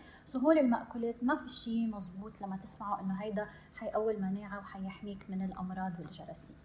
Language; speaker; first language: Arabic; native; Arabic